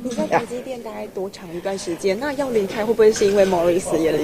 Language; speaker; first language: Chinese; native; Chinese